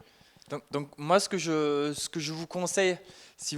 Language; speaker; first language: French; non-native, fluent; German